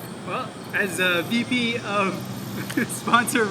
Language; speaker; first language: English; native; English